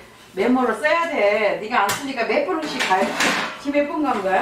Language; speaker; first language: Korean; early bilingual, heritage; Korean